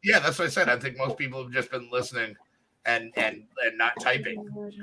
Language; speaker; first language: English; native; English